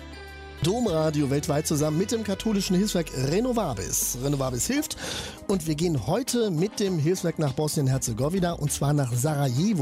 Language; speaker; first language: German; native; German